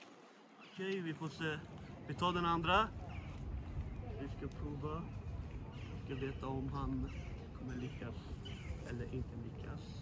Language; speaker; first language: Swedish; early bilingual, other home language; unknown